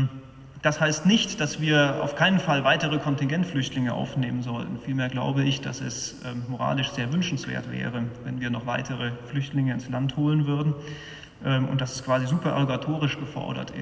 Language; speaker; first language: German; native; German